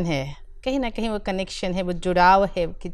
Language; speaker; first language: Hindi; native; Hindi